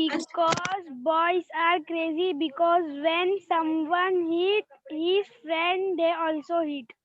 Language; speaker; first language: English; non-native, learner; Hindi